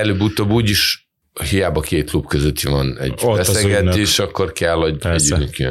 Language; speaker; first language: Hungarian; non-native, fluent; Serbian